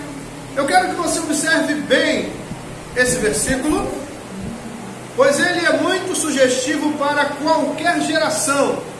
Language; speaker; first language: Portuguese; native; Portuguese